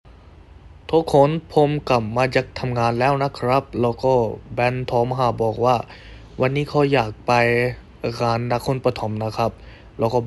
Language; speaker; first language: Thai; non-native, fluent; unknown